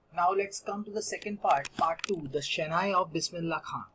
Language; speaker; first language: English; non-native, local second language; Hindi